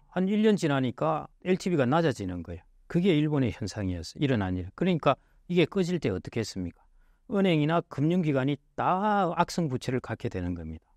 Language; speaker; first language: Korean; native; Korean